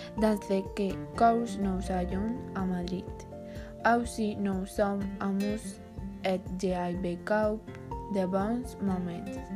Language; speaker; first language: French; non-native, learner; Spanish